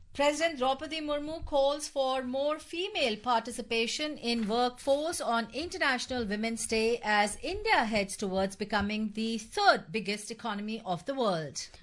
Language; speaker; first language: English; non-native, local second language; Hindi